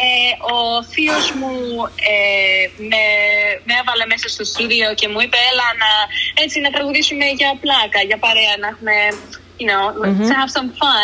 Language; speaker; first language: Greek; early bilingual, other home language; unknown